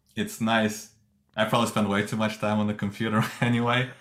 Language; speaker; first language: English; non-native, fluent; Russian